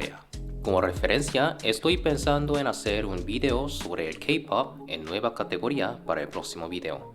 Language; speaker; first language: Spanish; non-native, fluent; Korean